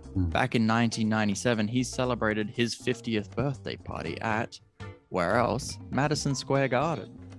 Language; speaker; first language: English; native; English